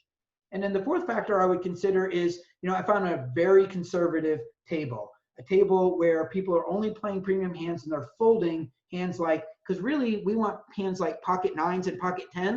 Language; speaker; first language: English; native; English